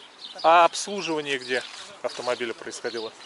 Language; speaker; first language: Russian; native; Russian